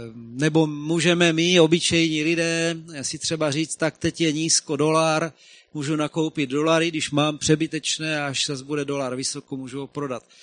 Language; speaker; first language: Czech; native; Czech